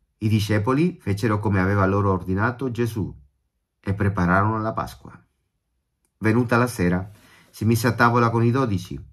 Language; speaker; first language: Italian; non-native, fluent; Spanish